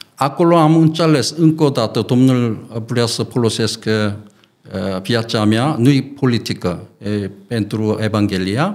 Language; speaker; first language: Romanian; non-native, learner; Korean